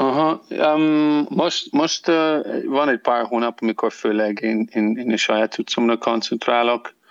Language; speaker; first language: Hungarian; non-native, learner; English